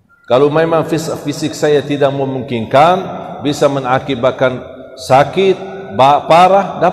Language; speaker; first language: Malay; non-native, fluent; Arabic